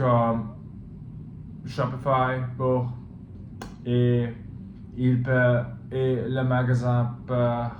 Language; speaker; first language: French; non-native, learner; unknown